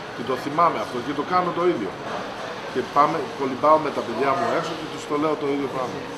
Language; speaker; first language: Greek; early bilingual, heritage; Greek